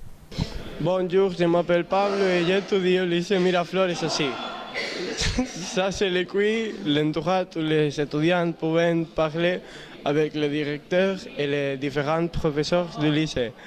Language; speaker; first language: French; non-native, learner; Spanish